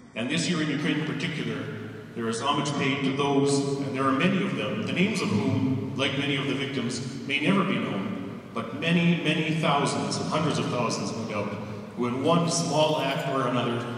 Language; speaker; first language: English; early bilingual, other home language; Ukrainian